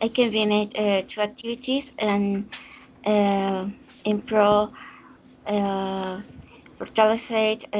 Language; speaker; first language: English; non-native, learner; Spanish